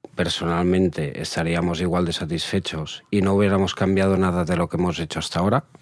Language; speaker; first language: Spanish; native; Spanish